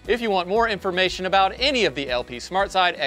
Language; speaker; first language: English; native; English